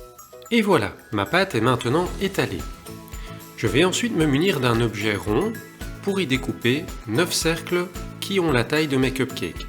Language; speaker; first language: French; native; French